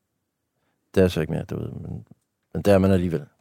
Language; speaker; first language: Danish; native; Danish